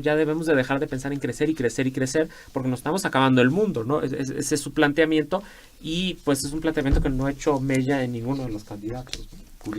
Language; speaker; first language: Spanish; native; Spanish